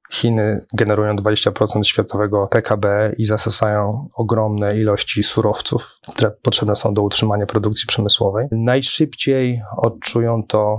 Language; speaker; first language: Polish; native; Polish